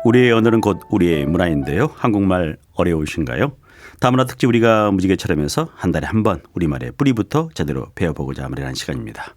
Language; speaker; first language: Korean; native; Korean